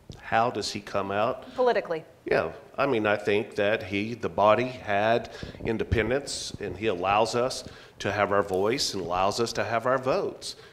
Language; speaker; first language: English; native; English